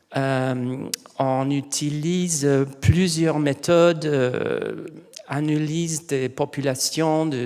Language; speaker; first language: French; non-native, learner; English